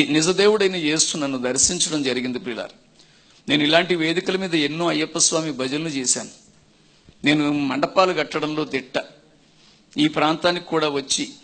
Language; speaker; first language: Telugu; non-native, local second language; Tamil